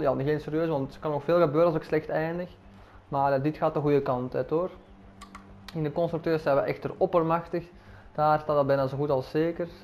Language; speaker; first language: Dutch; native; Dutch